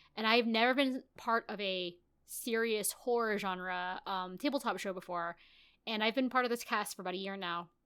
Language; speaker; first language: English; native; English